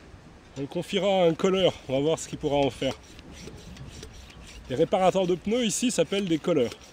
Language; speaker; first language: French; native; French